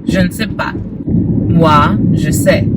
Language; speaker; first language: French; non-native, learner; English